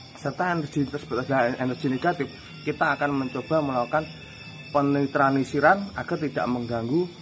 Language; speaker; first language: Indonesian; native; Indonesian